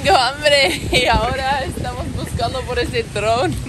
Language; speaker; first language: Spanish; non-native, learner; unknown